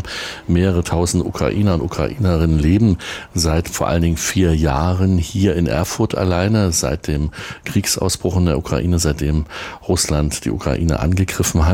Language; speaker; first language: German; native; German